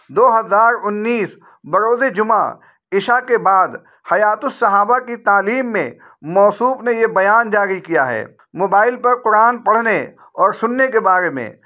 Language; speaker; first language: Hindi; native; Hindi